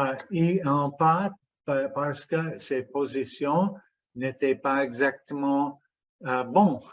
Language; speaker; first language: French; non-native, fluent; English